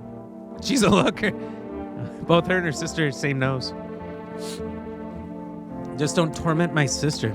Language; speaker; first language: English; native; English